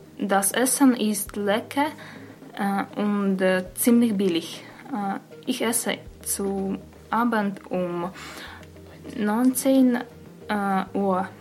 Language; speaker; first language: German; non-native, learner; Russian